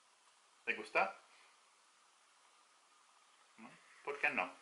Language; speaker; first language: Spanish; non-native, learner; Norwegian